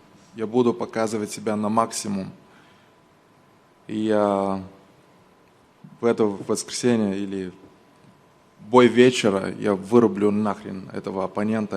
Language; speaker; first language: Russian; non-native, local second language; Romanian